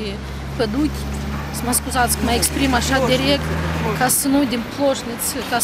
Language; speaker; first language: Romanian; native; Romanian